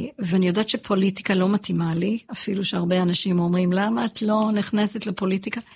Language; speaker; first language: Hebrew; early bilingual, other home language; English